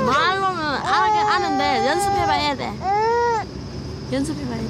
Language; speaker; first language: Korean; non-native, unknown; Vietnamese